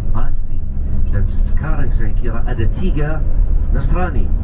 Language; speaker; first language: Indonesian; non-native, fluent; Arabic